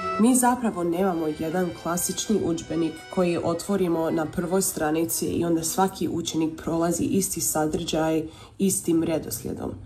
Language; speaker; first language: Croatian; early bilingual, heritage; Croatian